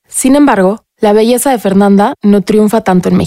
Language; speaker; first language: Spanish; native; Spanish